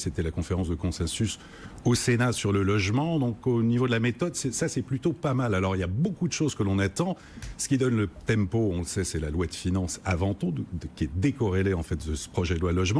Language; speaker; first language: French; native; French